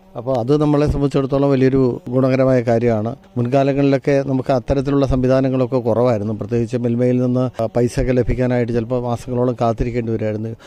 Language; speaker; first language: Malayalam; native; Malayalam